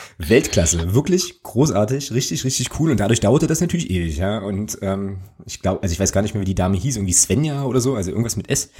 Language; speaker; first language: German; native; German